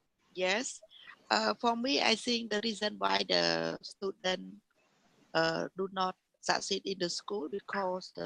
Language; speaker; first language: English; non-native, learner; Vietnamese